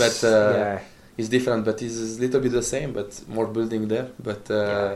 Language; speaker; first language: English; non-native, learner; Italian